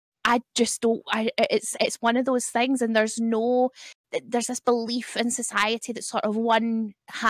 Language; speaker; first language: English; native; English